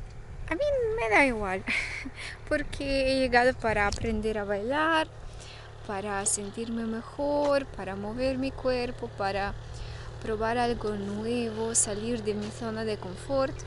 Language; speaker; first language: Spanish; non-native, fluent; Russian